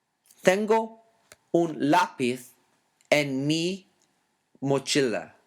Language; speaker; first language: Spanish; non-native, fluent; English